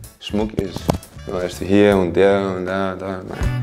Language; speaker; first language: German; non-native, learner; Icelandic